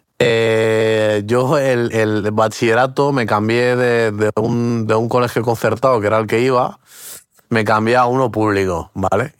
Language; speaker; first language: Spanish; early bilingual, other home language; Portuguese